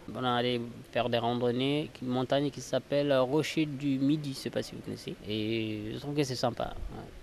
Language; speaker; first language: French; non-native, local second language; Fula